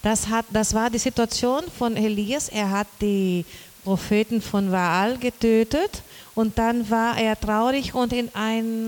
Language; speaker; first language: German; non-native, learner; Portuguese